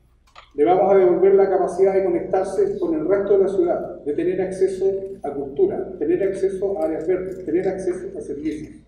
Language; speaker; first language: Spanish; native; Spanish